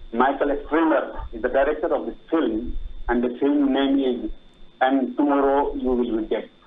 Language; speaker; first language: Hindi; non-native, local second language; Maithili